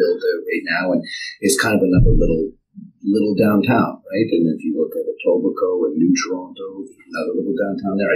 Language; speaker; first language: English; native; English